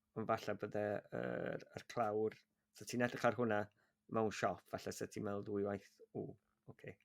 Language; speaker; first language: Welsh; native; Welsh